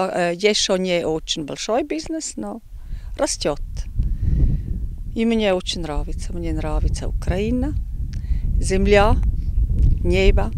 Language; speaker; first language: Russian; non-native, learner; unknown